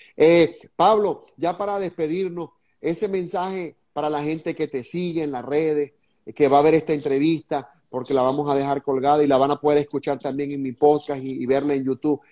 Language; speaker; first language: Spanish; native; Spanish